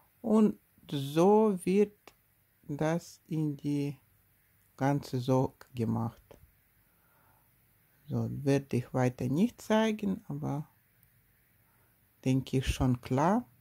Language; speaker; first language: German; non-native, learner; Russian